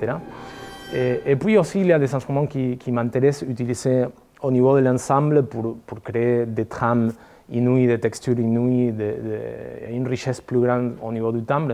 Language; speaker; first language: French; non-native, fluent; Spanish